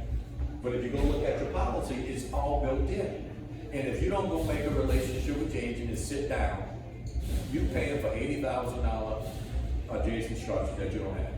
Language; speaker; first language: English; native; English